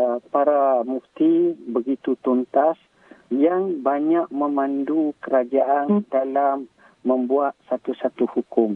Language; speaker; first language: Malay; native; Malay